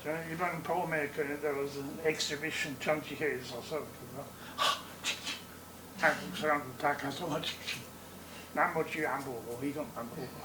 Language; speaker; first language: Korean; non-native, learner; English